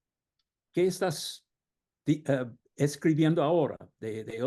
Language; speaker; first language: Spanish; non-native, fluent; English